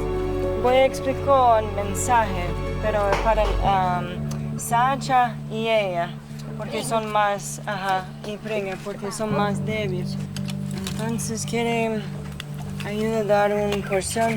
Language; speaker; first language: Spanish; non-native, learner; English